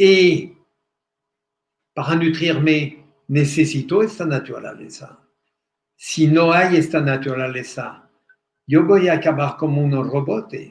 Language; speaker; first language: Spanish; non-native, fluent; French